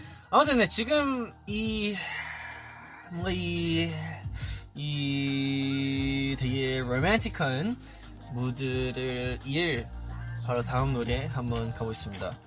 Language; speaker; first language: Korean; early bilingual, heritage; Korean